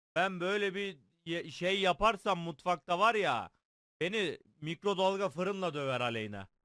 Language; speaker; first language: Turkish; native; Turkish